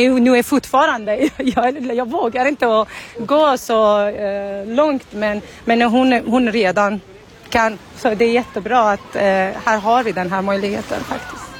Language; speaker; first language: Swedish; non-native, fluent; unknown